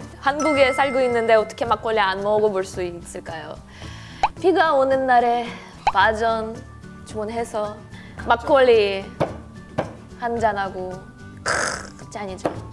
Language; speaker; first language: Korean; non-native, fluent; Russian